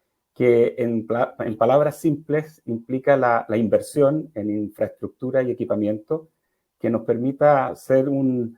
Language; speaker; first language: Spanish; native; Spanish